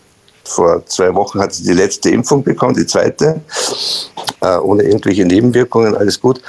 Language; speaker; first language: German; native; German